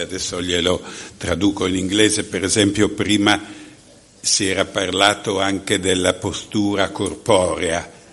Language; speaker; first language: Italian; native; Italian